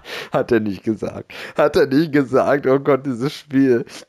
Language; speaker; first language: German; native; German